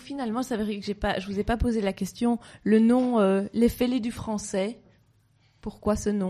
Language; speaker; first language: French; native; French